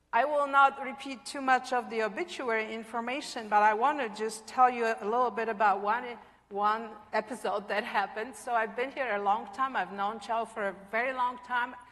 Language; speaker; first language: English; non-native, fluent; Polish